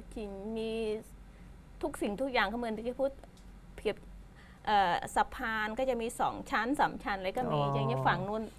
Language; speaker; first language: Thai; non-native, fluent; Khmer